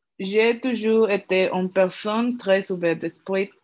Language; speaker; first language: French; non-native, learner; Spanish